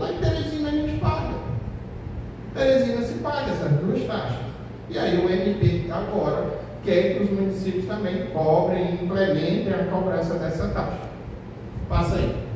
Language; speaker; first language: Portuguese; native; Portuguese